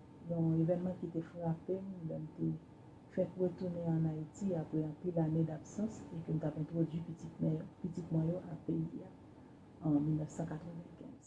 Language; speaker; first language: French; non-native, local second language; Haitian Creole